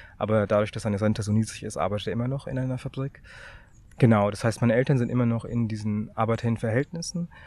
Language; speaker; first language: German; early bilingual, other home language; Tamil